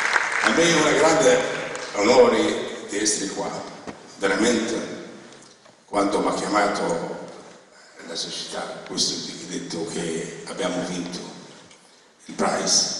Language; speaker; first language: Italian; non-native, learner; Arabic